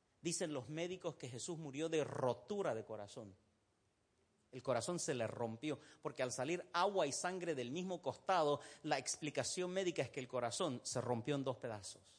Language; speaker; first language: Spanish; non-native, fluent; Arabic